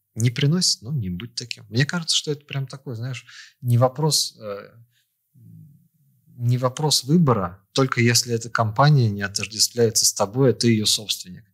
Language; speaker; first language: Russian; native; Russian